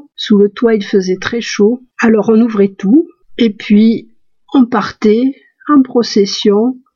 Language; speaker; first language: French; native; French